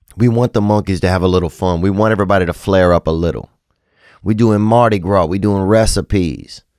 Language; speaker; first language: English; native; English